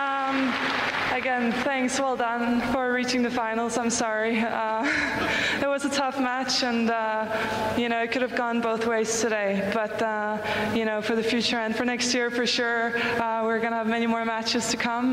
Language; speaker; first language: English; non-native, fluent; Polish